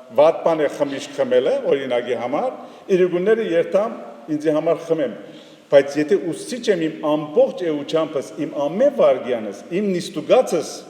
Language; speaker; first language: Armenian; native; Armenian